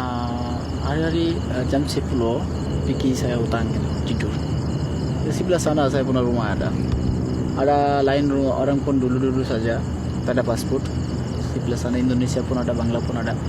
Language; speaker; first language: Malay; non-native, learner; Bangla